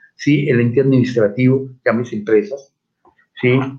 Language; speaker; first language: Spanish; native; Spanish